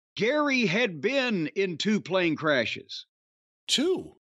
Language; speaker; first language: English; native; English